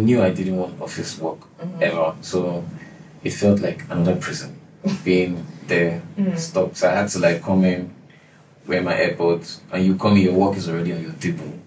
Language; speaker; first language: English; non-native, local second language; Igbo